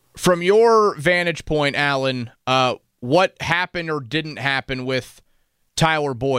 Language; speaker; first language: English; native; English